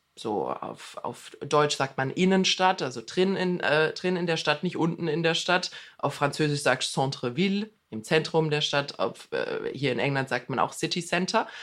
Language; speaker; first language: German; native; German